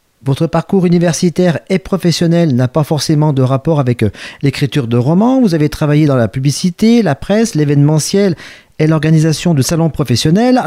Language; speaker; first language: French; native; French